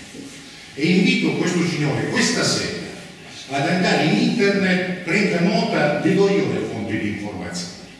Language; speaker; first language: Italian; native; Italian